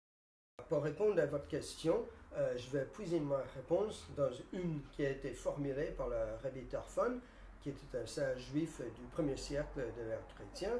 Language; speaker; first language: French; non-native, fluent; English